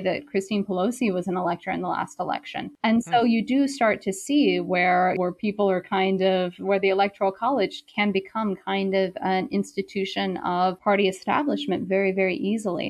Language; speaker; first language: English; native; English